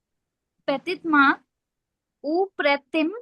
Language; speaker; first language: French; non-native, learner; Hindi